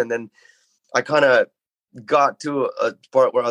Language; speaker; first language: English; native; English